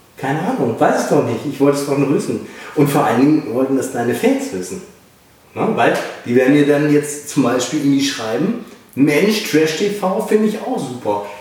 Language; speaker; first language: German; native; German